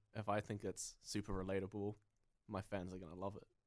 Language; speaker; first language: English; native; English